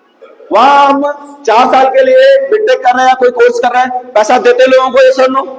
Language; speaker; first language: Hindi; native; Hindi